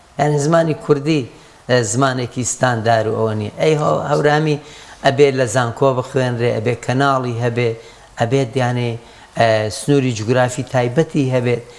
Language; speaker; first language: Central Kurdish; non-native, local second language; Gurani